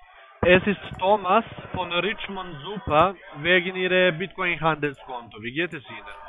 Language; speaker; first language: German; non-native, learner; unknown